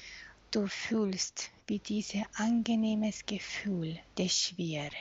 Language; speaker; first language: German; non-native, fluent; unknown